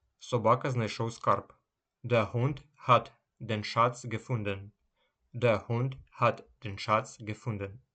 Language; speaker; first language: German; non-native, fluent; Ukrainian